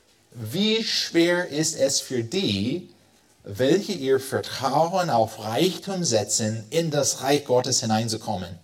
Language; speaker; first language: German; non-native, fluent; English